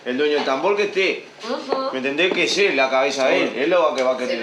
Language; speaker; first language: Spanish; native; Spanish